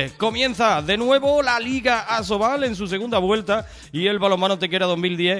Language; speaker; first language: Spanish; native; Spanish